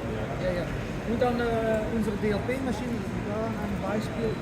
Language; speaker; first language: German; non-native, learner; Dutch